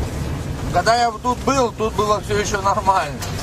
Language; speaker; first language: Russian; native; Russian